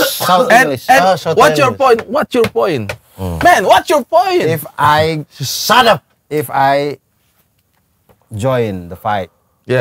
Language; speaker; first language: English; non-native, learner; Indonesian